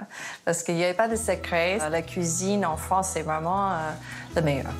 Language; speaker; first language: French; non-native, fluent; English